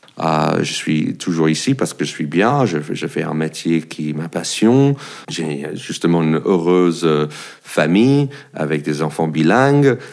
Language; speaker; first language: French; non-native, fluent; English